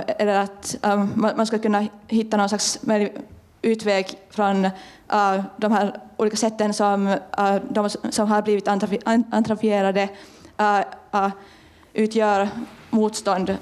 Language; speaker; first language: Swedish; non-native, fluent; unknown